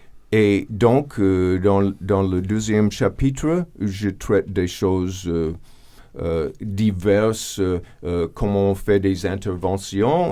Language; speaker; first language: French; non-native, fluent; English